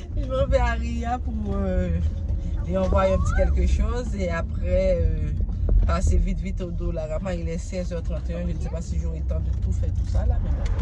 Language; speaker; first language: French; non-native, local second language; Haitian Creole